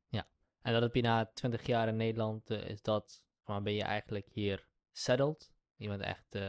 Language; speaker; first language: Dutch; early bilingual, other home language; Kurdish